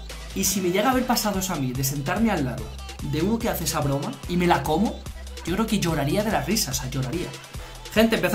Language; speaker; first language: Spanish; native; Spanish